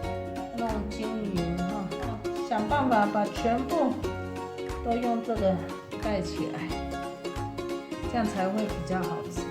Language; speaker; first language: Chinese; early bilingual, heritage; Chinese